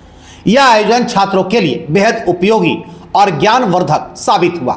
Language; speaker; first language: Hindi; native; Hindi